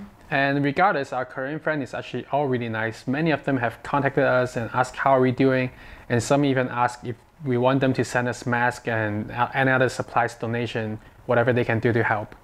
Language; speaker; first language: English; non-native, fluent; Chinese